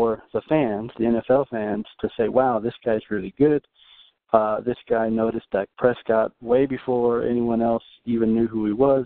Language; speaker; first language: English; native; English